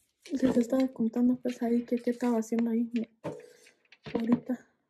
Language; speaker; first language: Spanish; early bilingual, heritage; Spanish